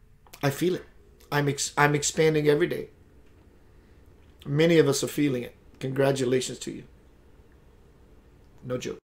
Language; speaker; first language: English; native; English